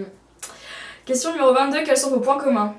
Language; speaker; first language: French; native; French